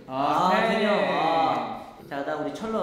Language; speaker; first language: Korean; native; Korean